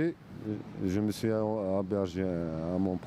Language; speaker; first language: French; non-native, learner; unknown